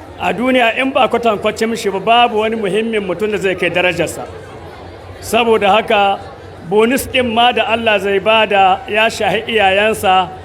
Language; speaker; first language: Hausa; native; Hausa